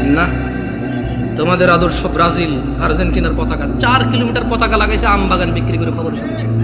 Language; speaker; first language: Bangla; early bilingual, heritage; Bangla